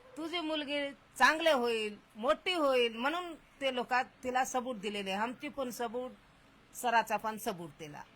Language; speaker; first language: Marathi; non-native, local second language; Lambadi